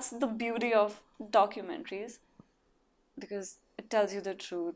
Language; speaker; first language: English; non-native, local second language; Marathi